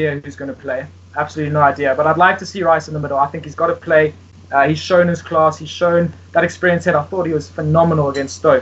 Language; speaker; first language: English; native; English